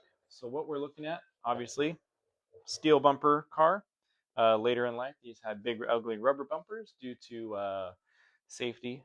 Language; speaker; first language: English; native; English